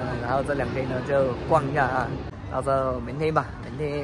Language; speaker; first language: Chinese; native; Chinese